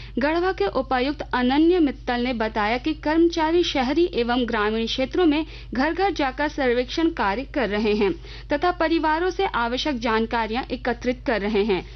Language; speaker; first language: Hindi; native; Hindi